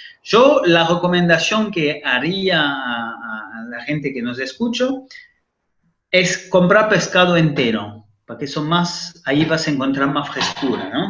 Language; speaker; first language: Spanish; non-native, fluent; French